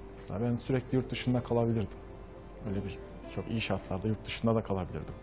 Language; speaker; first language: Turkish; native; Turkish